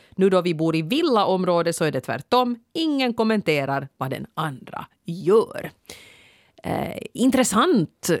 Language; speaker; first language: Swedish; native; Swedish